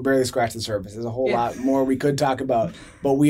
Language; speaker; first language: English; native; English